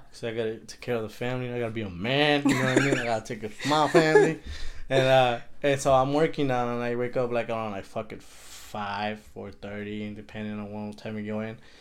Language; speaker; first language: English; early bilingual, other home language; Spanish